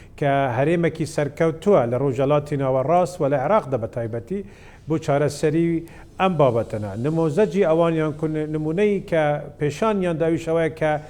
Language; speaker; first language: Central Kurdish; non-native, local second language; Kurdish